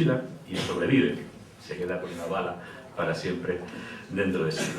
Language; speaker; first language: Spanish; native; Spanish